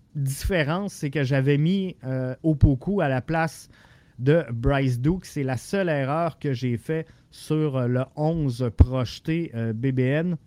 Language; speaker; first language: French; native; French